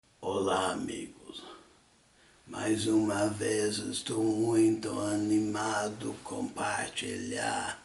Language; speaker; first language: Portuguese; early bilingual, other home language; English